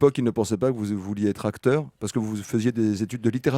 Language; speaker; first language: French; native; French